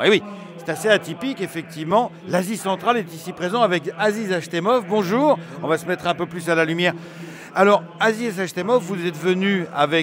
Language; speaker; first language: French; native; French